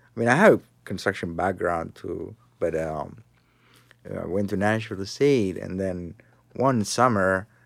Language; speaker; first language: English; non-native, fluent; Tigrinya